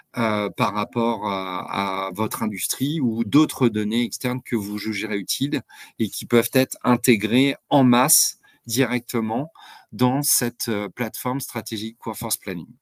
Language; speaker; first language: French; native; French